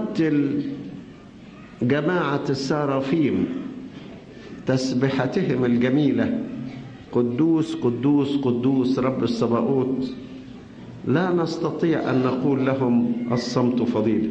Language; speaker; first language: Arabic; native; Arabic